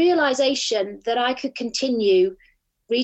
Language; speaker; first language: English; native; English